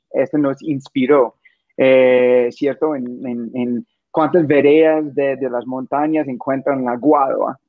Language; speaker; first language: Spanish; non-native, fluent; English